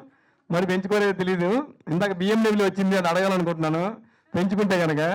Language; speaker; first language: Telugu; native; Telugu